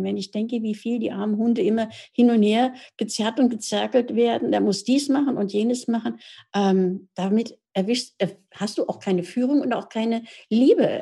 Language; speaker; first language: German; native; German